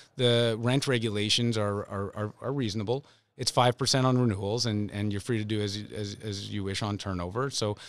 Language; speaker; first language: English; native; English